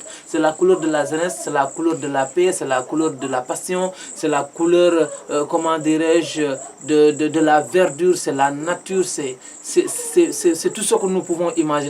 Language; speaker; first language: French; non-native, local second language; Mandingo